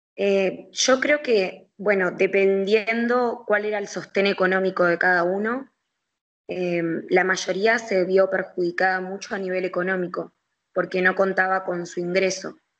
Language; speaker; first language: Spanish; native; Spanish